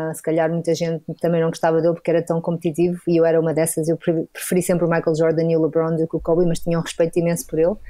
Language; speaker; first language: Portuguese; native; Portuguese